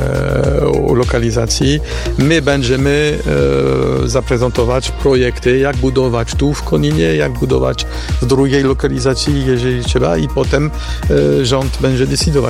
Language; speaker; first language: Polish; non-native, fluent; French